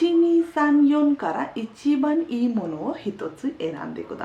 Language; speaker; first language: Japanese; non-native, fluent; Hindi